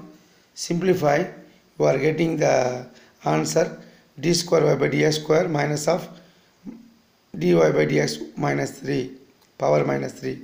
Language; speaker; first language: English; non-native, local second language; Tamil